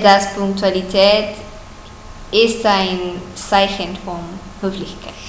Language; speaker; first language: German; non-native, learner; Spanish